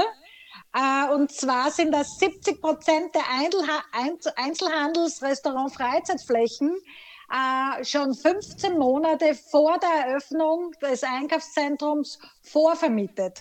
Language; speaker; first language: German; native; German